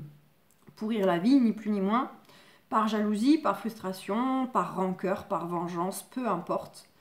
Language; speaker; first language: French; native; French